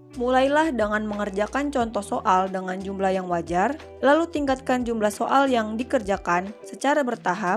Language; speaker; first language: Indonesian; native; Indonesian